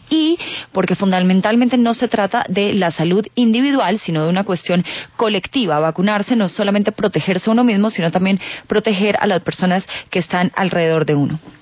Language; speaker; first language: Spanish; native; Spanish